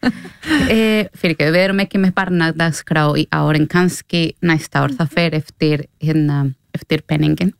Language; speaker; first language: Icelandic; non-native, learner; Spanish